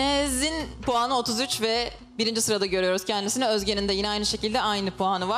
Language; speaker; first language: Turkish; native; Turkish